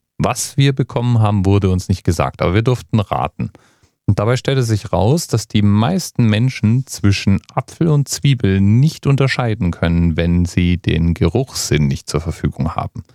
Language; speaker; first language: German; native; German